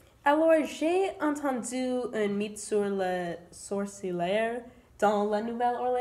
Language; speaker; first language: French; non-native, learner; English